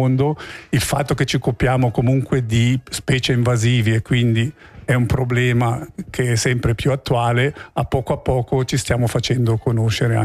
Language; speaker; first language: Italian; native; Italian